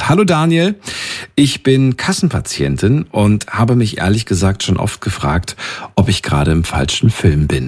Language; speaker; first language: German; native; German